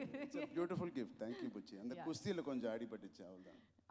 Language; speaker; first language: Tamil; non-native, learner; Telugu